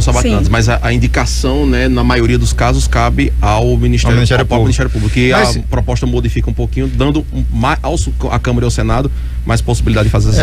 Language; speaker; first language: Portuguese; native; Portuguese